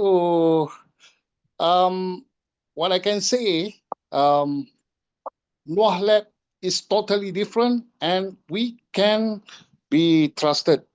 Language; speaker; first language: English; non-native, fluent; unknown